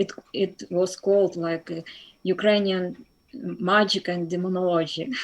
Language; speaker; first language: English; non-native, fluent; Russian